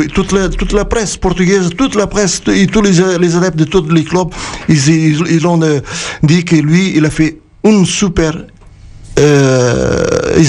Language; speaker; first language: French; non-native, fluent; Portuguese